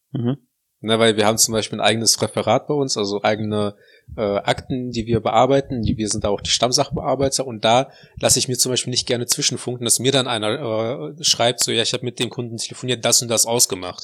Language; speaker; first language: German; native; German